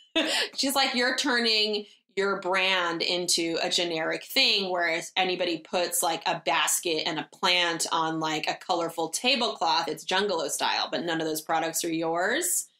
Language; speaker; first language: English; native; English